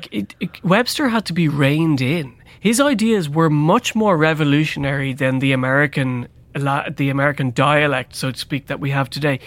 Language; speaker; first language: English; native; English